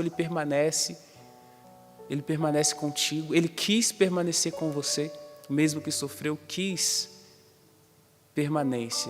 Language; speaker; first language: Portuguese; native; Portuguese